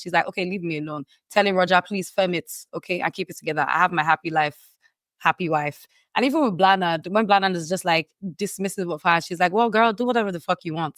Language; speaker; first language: English; native; English